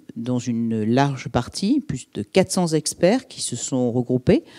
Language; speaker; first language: French; native; French